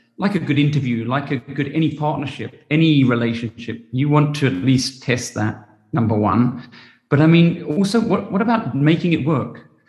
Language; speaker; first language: English; native; English